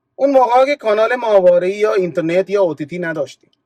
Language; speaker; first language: Persian; early bilingual, other home language; Punjabi